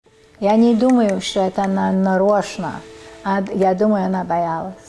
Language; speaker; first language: Russian; early bilingual, heritage; Russian